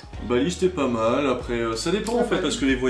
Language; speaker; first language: French; native; French